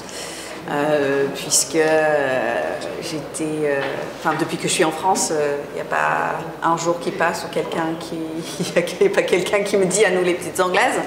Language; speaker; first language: French; non-native, fluent; English